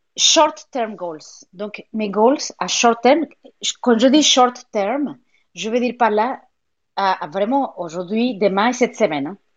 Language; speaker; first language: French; non-native, fluent; Spanish